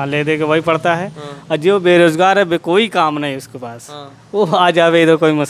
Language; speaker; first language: Hindi; native; Hindi